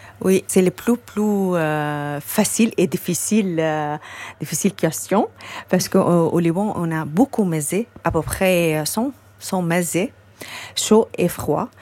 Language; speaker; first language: French; non-native, learner; Arabic